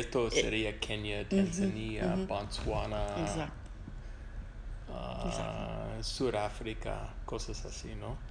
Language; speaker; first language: Spanish; non-native, fluent; English